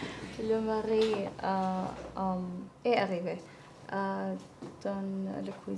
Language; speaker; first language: French; non-native, learner; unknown